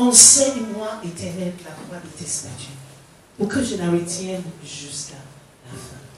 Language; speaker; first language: French; non-native, fluent; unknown